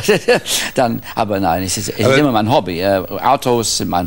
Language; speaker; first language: German; non-native, fluent; English